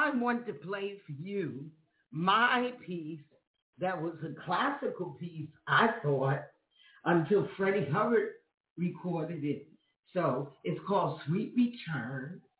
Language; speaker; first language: English; native; English